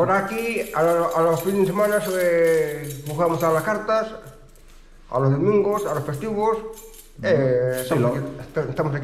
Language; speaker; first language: Spanish; non-native, local second language; Galician